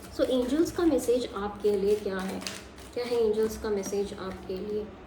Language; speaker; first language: Hindi; non-native, local second language; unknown